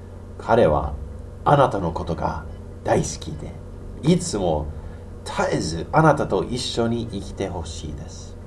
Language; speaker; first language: Japanese; non-native, learner; English